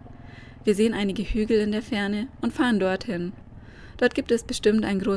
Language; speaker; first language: German; native; German